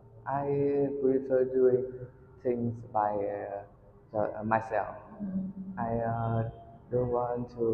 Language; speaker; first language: English; non-native, learner; Vietnamese